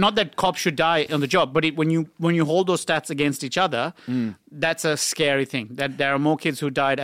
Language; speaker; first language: English; non-native, local second language; Sinhala